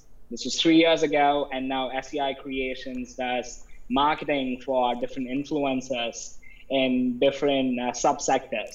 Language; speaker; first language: English; non-native, local second language; Tamil